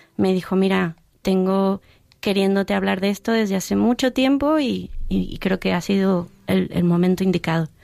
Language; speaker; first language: Spanish; early bilingual, heritage; Spanish